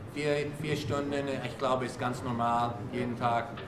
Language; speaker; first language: German; non-native, learner; English